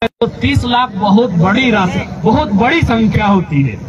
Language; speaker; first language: Hindi; native; Hindi